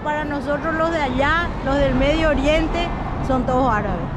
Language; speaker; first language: Spanish; native; Spanish